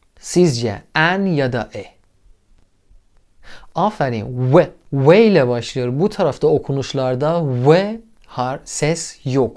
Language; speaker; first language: Turkish; non-native, fluent; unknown